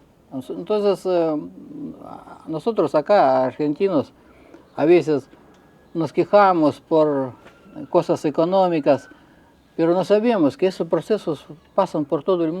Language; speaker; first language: Spanish; non-native, fluent; Russian